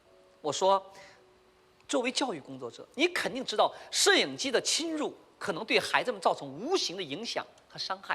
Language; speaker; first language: Chinese; native; Chinese